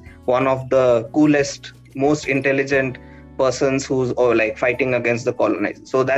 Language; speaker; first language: English; non-native, local second language; Odia